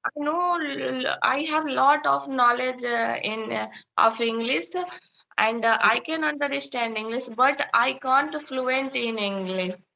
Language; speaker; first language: English; non-native, learner; Hindi